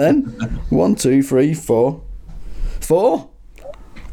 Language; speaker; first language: English; native; English